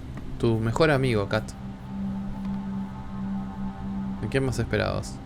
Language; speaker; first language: Spanish; native; Spanish